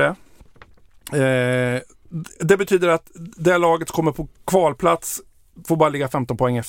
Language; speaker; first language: Swedish; native; Swedish